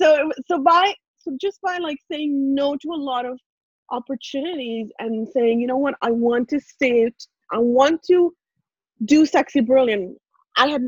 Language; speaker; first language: English; non-native, local second language; Punjabi